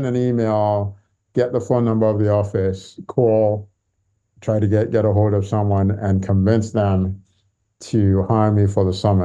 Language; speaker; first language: English; non-native, local second language; Yoruba